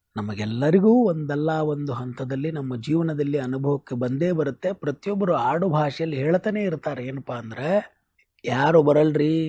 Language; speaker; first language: Kannada; native; Kannada